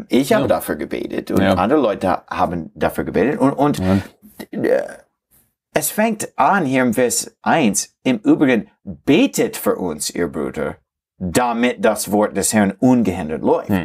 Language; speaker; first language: German; non-native, fluent; English